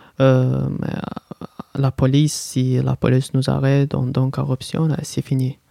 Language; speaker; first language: French; non-native, learner; Azerbaijani